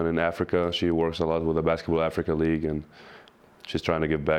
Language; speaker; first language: English; non-native, fluent; Arabic